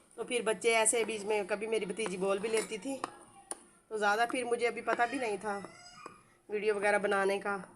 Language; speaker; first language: Urdu; non-native, local second language; Punjabi